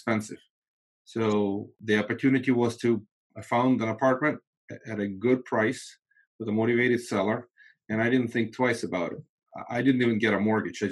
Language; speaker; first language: English; non-native, fluent; Russian